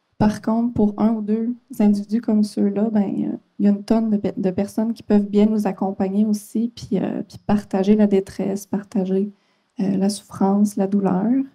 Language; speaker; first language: French; native; French